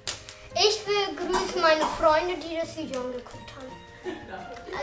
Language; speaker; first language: German; native; German